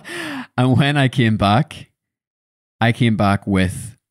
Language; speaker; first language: English; native; English